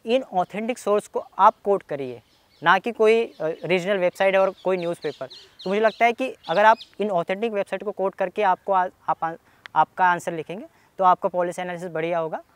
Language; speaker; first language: Hindi; non-native, local second language; Marathi